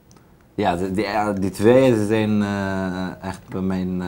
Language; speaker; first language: Dutch; non-native, learner; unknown